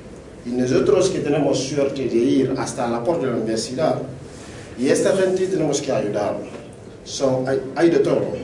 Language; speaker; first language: Spanish; non-native, local second language; French